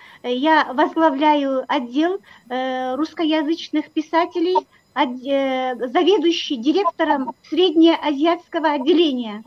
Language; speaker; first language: Russian; non-native, local second language; Kyrgyz